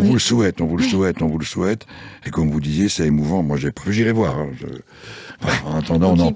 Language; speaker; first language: French; native; French